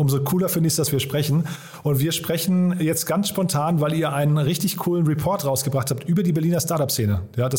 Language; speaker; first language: German; native; German